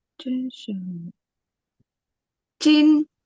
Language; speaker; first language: Chinese; non-native, learner; Indonesian